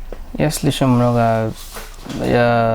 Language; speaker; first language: Russian; non-native, learner; English